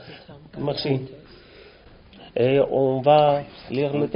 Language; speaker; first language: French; non-native, learner; Greek